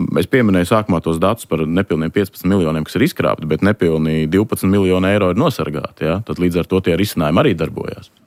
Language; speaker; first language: Latvian; native; Latvian